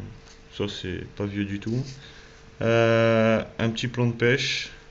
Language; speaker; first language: French; native; French